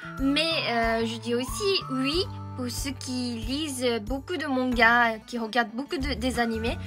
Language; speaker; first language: French; non-native, fluent; Japanese